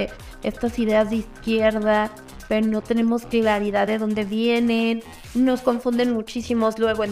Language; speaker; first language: Spanish; native; Spanish